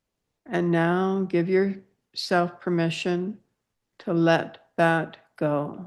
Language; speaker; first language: English; native; English